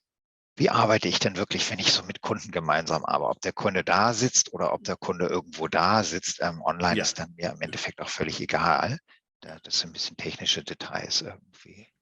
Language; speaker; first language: German; native; German